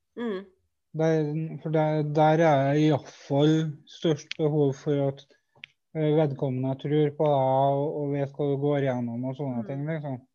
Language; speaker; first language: Norwegian; native; Norwegian